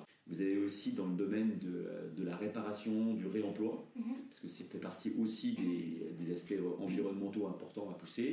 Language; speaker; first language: French; native; French